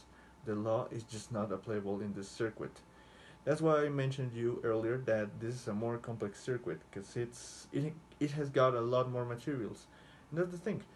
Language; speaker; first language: English; non-native, fluent; Spanish